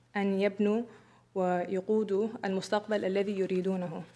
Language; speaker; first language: Arabic; early bilingual, other home language; English